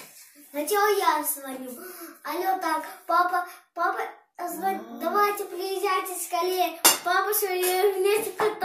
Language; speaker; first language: Russian; early bilingual, other home language; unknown